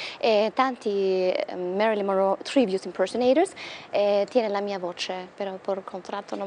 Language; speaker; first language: Italian; non-native, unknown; Spanish